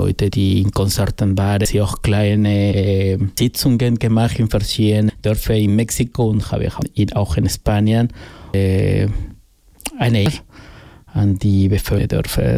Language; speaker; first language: German; non-native, learner; Spanish